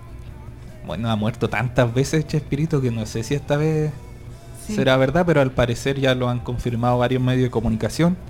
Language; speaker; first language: Spanish; native; Spanish